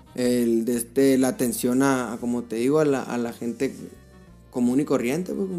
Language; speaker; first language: Spanish; early bilingual, heritage; Spanish